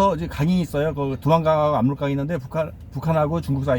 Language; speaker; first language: Korean; native; Korean